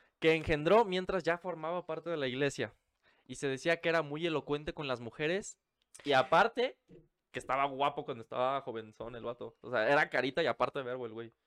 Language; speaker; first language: Spanish; native; Spanish